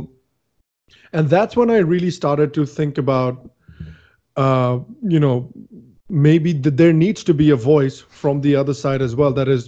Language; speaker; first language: English; non-native, local second language; Hindi